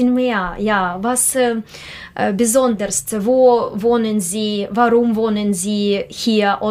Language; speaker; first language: German; non-native, learner; Russian